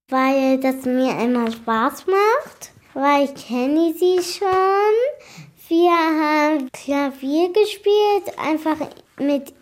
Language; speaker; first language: German; early bilingual, other home language; Arabic